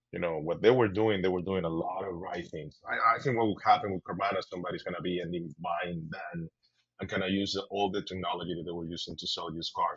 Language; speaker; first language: English; non-native, fluent; Spanish